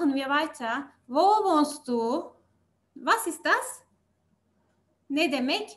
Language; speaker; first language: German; non-native, learner; Turkish